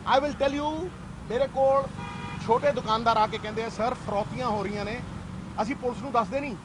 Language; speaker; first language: Hindi; non-native, local second language; Punjabi